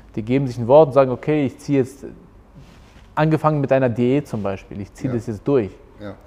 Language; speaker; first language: German; early bilingual, other home language; Albanian